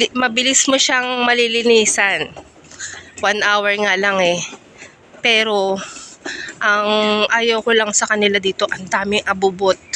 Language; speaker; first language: Filipino; native; Filipino